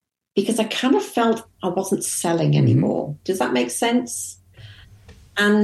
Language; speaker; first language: English; native; English